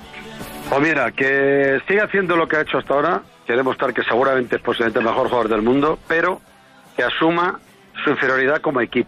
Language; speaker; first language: Spanish; native; Spanish